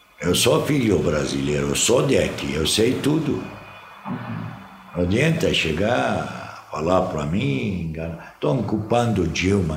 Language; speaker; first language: Portuguese; non-native, fluent; Arabic